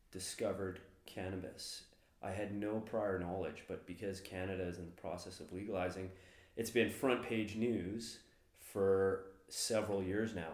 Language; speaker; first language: English; native; English